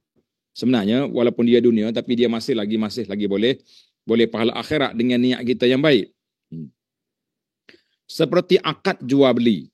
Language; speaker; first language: Malay; native; Malay